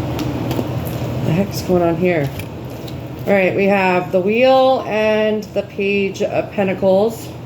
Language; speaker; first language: English; native; English